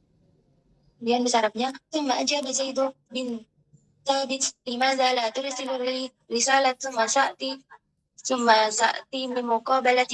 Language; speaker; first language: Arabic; non-native, learner; Indonesian